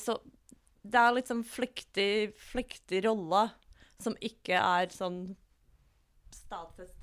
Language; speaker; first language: Norwegian; non-native, fluent; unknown